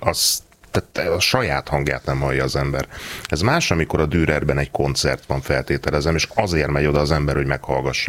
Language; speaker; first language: Hungarian; native; Hungarian